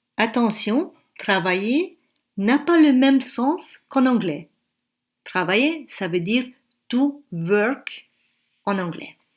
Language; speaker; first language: French; native; French